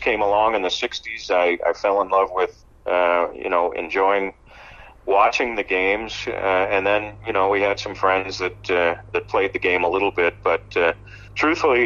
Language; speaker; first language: English; native; English